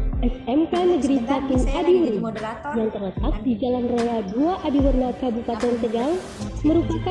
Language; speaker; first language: Indonesian; native; Indonesian